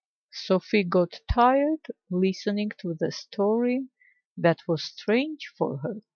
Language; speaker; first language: English; non-native, fluent; Armenian